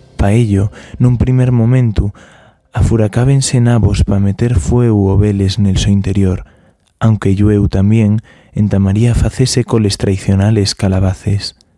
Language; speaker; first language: Asturian; non-native, local second language; Spanish